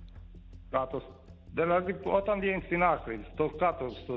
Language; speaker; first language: Greek; non-native, learner; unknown